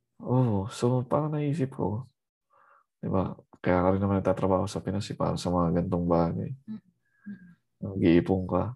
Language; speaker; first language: Filipino; native; Filipino